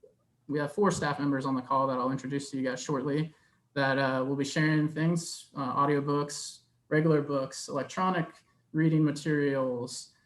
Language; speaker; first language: English; native; English